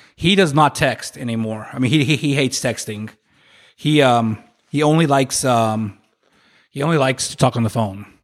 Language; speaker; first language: English; early bilingual, other home language; Gujarati